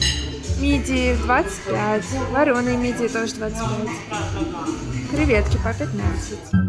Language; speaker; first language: Russian; native; Russian